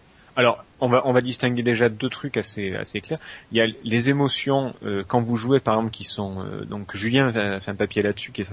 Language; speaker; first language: French; native; French